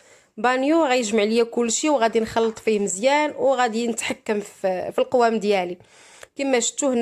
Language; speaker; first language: Arabic; native; Arabic